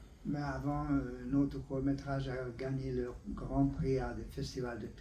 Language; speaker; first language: French; non-native, learner; Hungarian